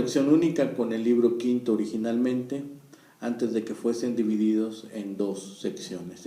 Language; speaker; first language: Spanish; native; Spanish